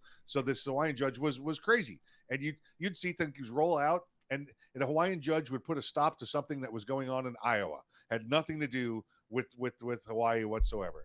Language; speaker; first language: English; native; English